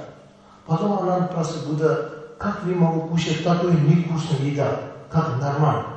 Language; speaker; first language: Russian; non-native, learner; Tibetan